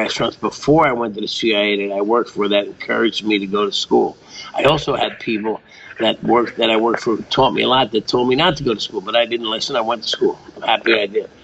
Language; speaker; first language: English; native; English